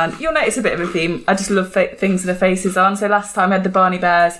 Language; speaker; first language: English; native; English